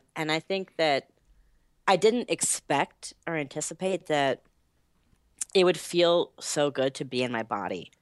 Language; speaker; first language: English; native; English